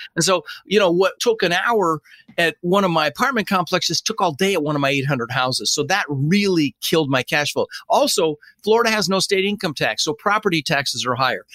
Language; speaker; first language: English; early bilingual, other home language; Dutch